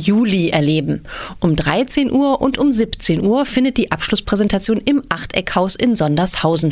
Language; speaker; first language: German; native; German